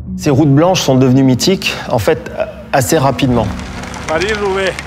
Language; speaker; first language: French; native; French